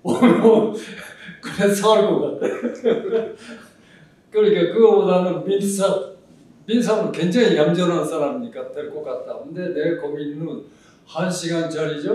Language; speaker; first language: Korean; early bilingual, heritage; Japanese